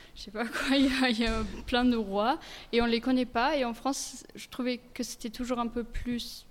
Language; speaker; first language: French; non-native, fluent; German